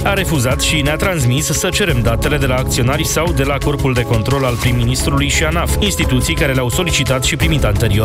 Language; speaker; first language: Romanian; native; Romanian